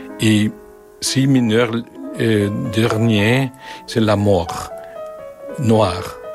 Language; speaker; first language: French; non-native, learner; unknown